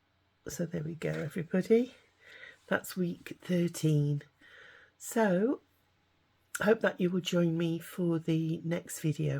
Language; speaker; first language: English; native; English